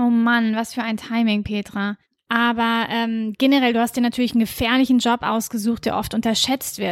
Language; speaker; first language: German; native; German